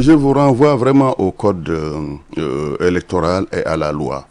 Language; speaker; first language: French; non-native, local second language; Wolof